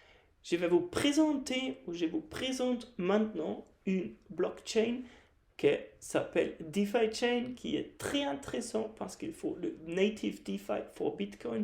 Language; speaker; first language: French; non-native, fluent; German